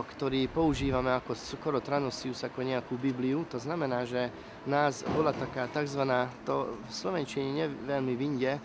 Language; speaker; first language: Slovak; early bilingual, heritage; Slovak